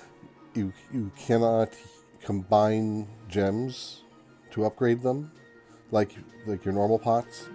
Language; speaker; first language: English; native; English